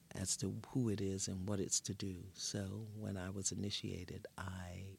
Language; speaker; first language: English; native; English